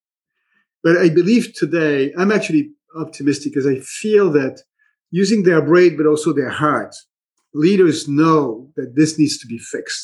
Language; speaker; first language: English; native; English